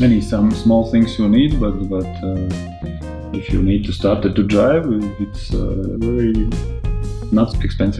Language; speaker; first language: English; non-native, learner; Latvian